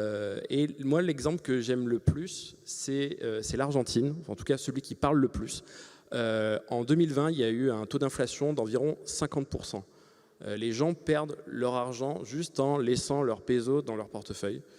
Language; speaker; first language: French; native; French